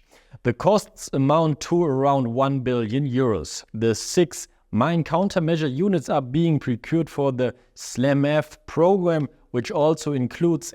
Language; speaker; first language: English; non-native, fluent; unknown